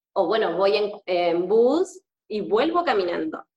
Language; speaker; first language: Spanish; native; Spanish